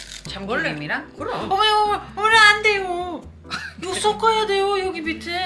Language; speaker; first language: Korean; non-native, fluent; German